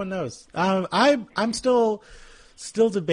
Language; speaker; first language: English; native; English